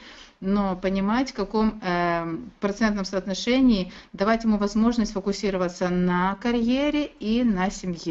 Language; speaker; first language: Russian; native; Russian